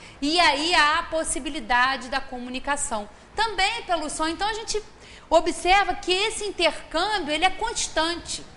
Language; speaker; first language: Portuguese; native; Portuguese